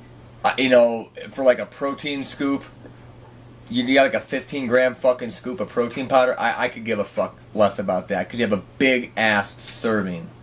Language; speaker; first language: English; native; English